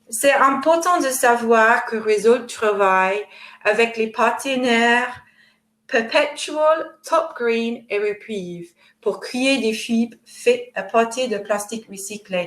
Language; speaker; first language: French; non-native, fluent; English